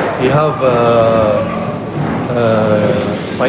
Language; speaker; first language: English; non-native, learner; Amharic